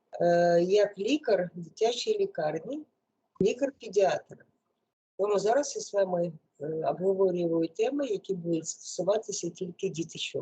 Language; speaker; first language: Ukrainian; non-native, local second language; Russian